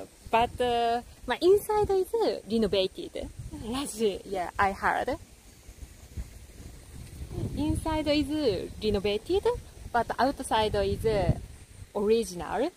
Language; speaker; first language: English; non-native, learner; Japanese